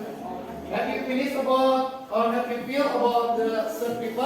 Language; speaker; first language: English; non-native, fluent; Indonesian